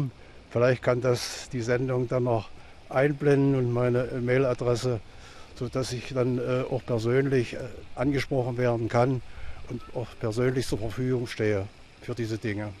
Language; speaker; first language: German; native; German